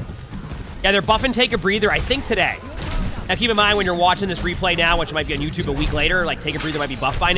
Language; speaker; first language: English; native; English